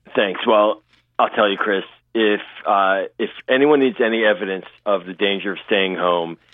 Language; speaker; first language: English; native; English